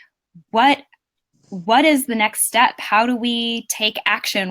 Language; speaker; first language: English; native; English